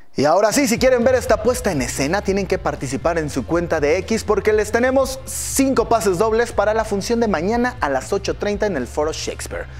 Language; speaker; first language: Spanish; native; Spanish